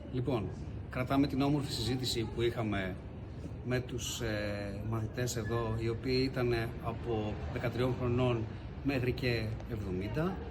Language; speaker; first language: Greek; native; Greek